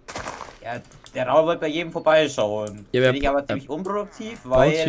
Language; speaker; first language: German; native; German